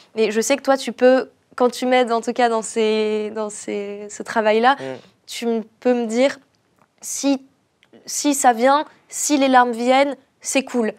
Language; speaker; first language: French; native; French